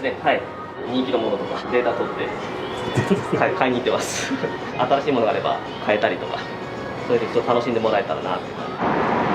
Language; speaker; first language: Japanese; native; Japanese